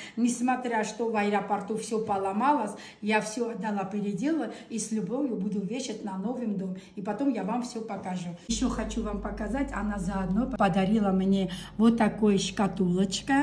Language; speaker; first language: Russian; non-native, local second language; Armenian